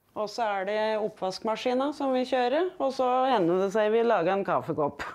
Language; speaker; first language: Norwegian; native; Norwegian